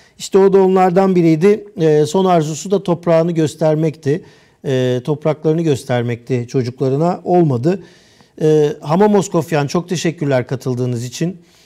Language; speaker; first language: Turkish; native; Turkish